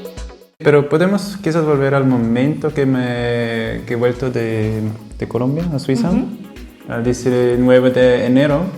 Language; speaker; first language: Spanish; non-native, fluent; German